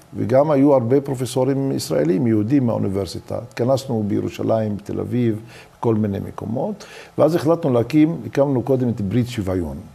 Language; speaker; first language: Hebrew; non-native, local second language; Arabic